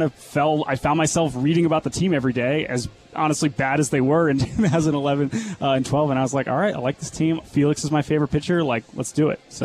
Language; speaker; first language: English; native; English